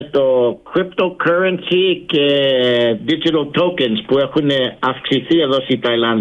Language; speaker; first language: Greek; early bilingual, heritage; Greek